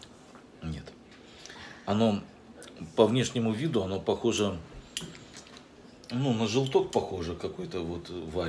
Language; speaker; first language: Russian; native; Russian